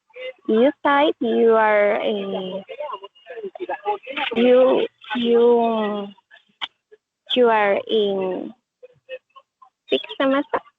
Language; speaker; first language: English; non-native, learner; Spanish